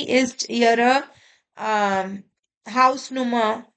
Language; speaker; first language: German; non-native, fluent; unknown